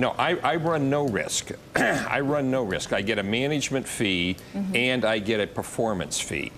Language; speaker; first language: English; native; English